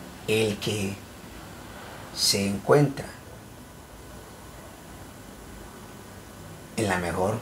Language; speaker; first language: Spanish; native; Spanish